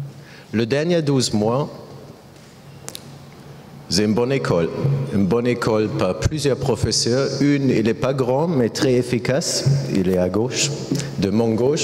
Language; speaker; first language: French; non-native, learner; German